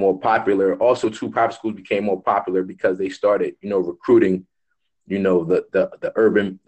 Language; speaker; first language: English; native; English